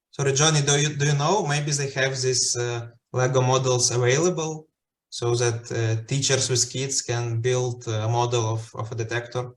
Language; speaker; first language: English; non-native, fluent; Ukrainian